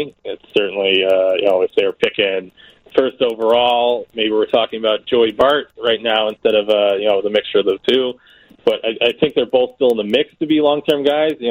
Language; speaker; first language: English; native; English